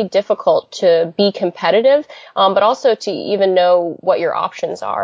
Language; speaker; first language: English; native; English